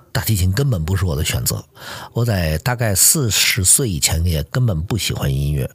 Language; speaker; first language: Chinese; native; Chinese